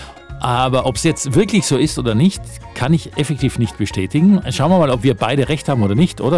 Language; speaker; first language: German; native; German